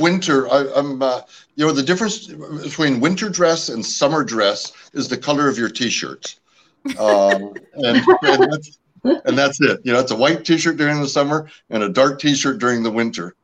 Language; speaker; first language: English; early bilingual, other home language; French